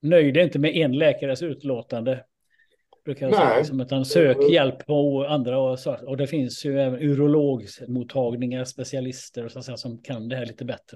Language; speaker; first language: Swedish; native; Swedish